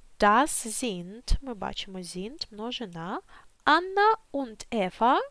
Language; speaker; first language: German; non-native, fluent; Ukrainian